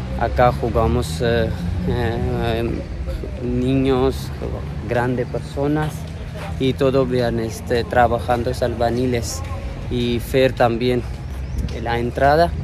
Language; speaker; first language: Spanish; non-native, learner; Urdu